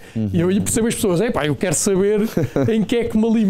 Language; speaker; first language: Portuguese; native; Portuguese